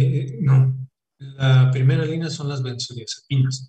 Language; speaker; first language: Spanish; native; Spanish